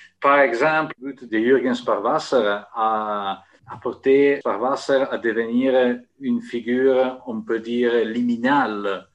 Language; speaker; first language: French; non-native, fluent; Italian